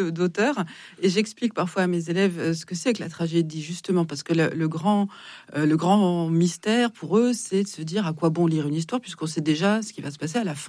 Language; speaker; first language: French; native; French